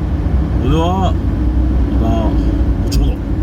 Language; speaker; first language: Japanese; native; Japanese